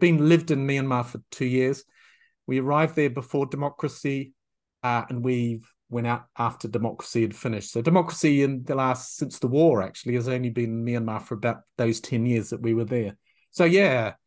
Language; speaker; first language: English; native; English